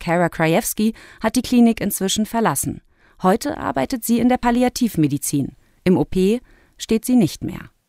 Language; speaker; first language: German; native; German